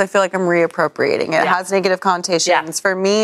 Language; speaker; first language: English; native; English